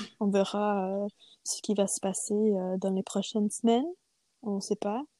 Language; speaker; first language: French; non-native, fluent; English